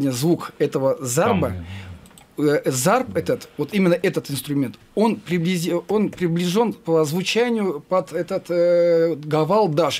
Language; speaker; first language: Russian; non-native, fluent; Azerbaijani